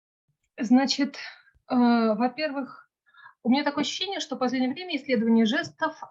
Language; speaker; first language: Russian; native; Russian